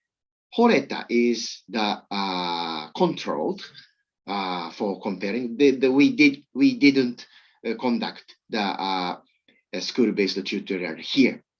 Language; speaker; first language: English; non-native, learner; Japanese